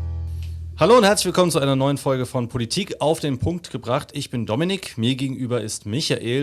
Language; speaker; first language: German; native; German